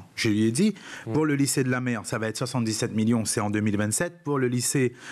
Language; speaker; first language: French; non-native, local second language; Réunion Creole French